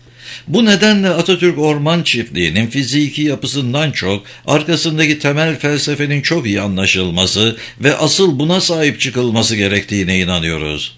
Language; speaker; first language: Turkish; native; Turkish